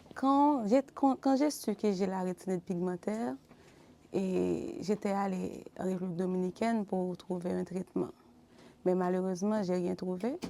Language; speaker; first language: French; non-native, local second language; Haitian Creole